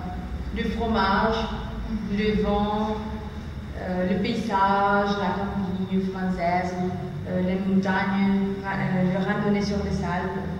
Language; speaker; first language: French; non-native, learner; Spanish